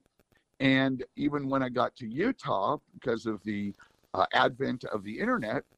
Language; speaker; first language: English; native; English